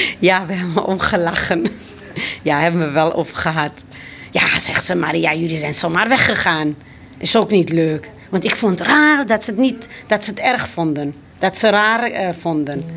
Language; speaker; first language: Dutch; early bilingual, other home language; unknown